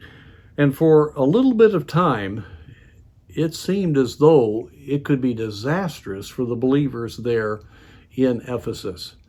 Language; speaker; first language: English; native; English